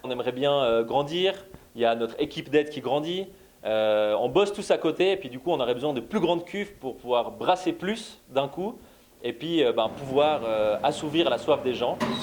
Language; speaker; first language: French; native; French